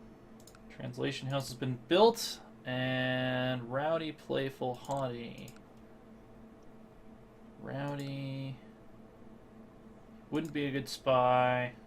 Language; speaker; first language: English; native; English